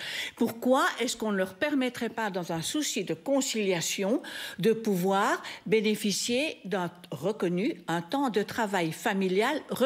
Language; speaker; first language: French; native; French